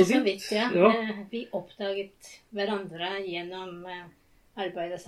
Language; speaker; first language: Norwegian; non-native, fluent; Japanese